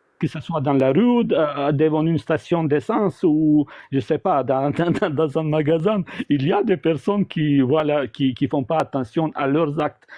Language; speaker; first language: French; non-native, fluent; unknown